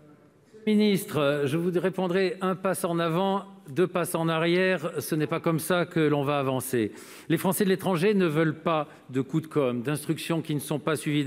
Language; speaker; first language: French; native; French